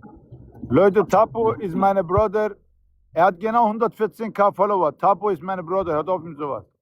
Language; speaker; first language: German; early bilingual, other home language; Turkish